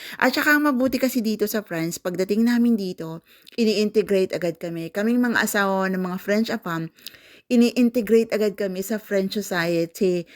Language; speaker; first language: Filipino; non-native, local second language; Cebuano